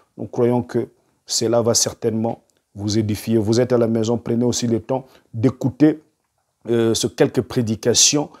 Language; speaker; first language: French; non-native, local second language; Lingala